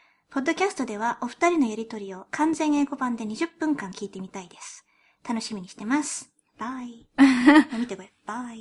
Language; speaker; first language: Japanese; early bilingual, heritage; Japanese